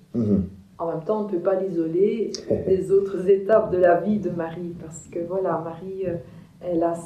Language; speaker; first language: French; native; French